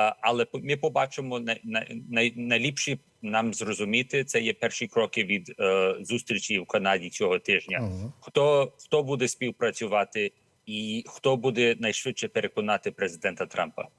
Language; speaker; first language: Ukrainian; early bilingual, heritage; Ukrainian